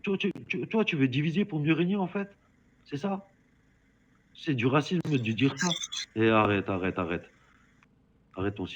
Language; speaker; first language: French; native; French